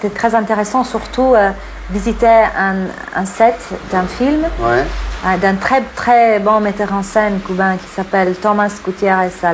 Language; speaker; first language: French; non-native, fluent; English